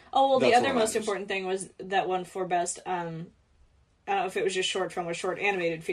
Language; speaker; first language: English; native; English